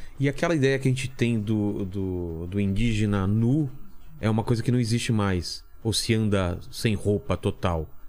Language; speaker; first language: Portuguese; native; Portuguese